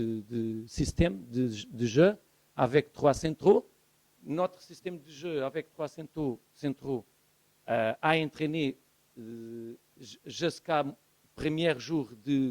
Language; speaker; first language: French; non-native, learner; Portuguese